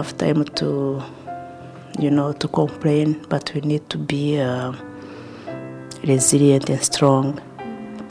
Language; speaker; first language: English; non-native, local second language; Kinyarwanda